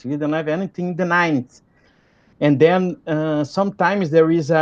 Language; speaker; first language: English; non-native, fluent; Portuguese